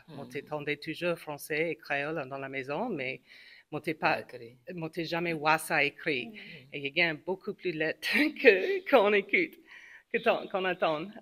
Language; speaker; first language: French; non-native, local second language; English